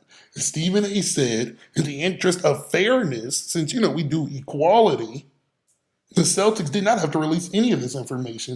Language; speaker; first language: English; native; English